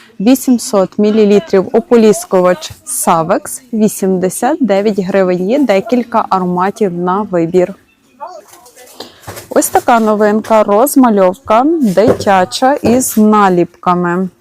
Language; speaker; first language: Ukrainian; native; Ukrainian